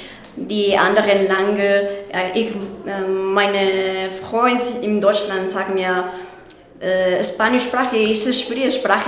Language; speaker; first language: German; non-native, learner; Spanish